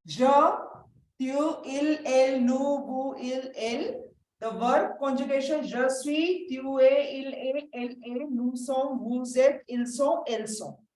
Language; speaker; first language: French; non-native, fluent; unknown